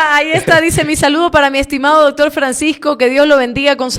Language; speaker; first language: Spanish; native; Spanish